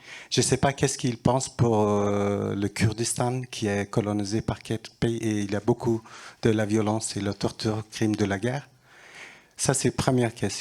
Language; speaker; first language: French; non-native, learner; Kurdish